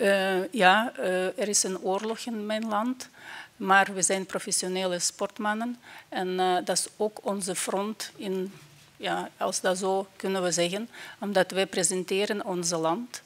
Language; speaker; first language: Dutch; non-native, fluent; Ukrainian